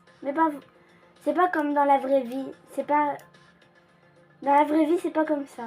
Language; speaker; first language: French; early bilingual, other home language; Polish